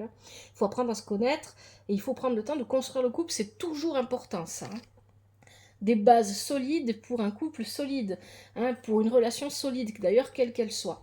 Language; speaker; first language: French; native; French